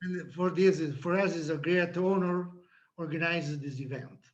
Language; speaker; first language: English; non-native, learner; Italian